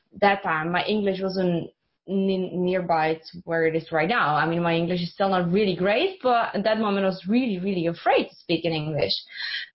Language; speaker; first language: English; non-native, fluent; Czech